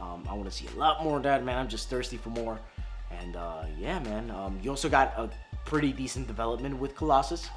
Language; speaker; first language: English; native; English